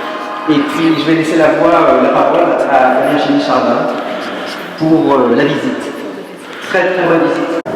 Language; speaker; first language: French; native; French